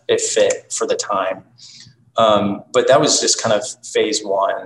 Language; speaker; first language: English; native; English